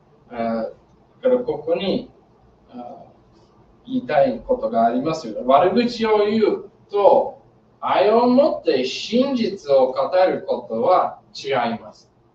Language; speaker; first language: Japanese; non-native, learner; English